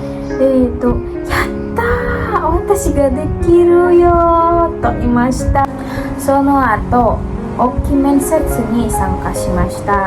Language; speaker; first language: Japanese; non-native, learner; Indonesian